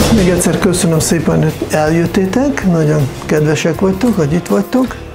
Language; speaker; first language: Hungarian; non-native, fluent; Russian